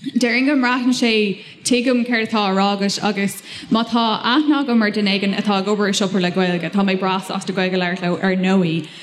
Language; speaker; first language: Irish; non-native, local second language; English